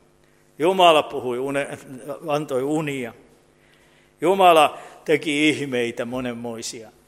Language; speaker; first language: Finnish; native; Finnish